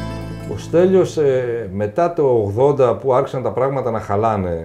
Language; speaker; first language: Greek; native; Greek